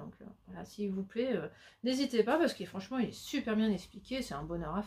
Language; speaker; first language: French; native; French